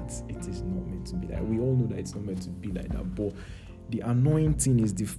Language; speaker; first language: English; non-native, local second language; Yoruba